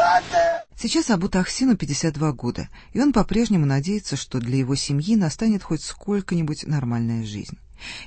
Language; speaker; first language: Russian; native; Russian